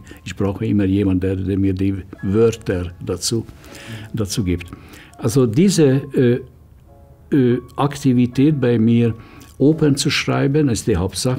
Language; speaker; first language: German; non-native, fluent; Hungarian